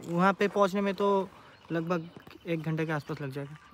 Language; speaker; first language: Hindi; non-native, local second language; Bangla